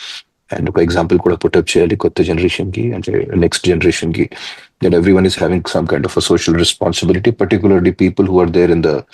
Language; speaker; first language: Telugu; non-native, fluent; Hindi